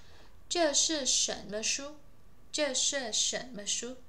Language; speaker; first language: Chinese; non-native, fluent; Indonesian